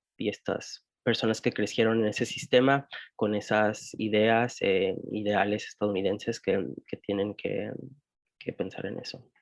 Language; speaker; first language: Spanish; early bilingual, heritage; Spanish